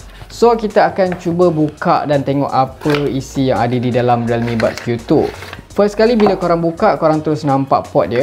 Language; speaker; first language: Malay; native; Malay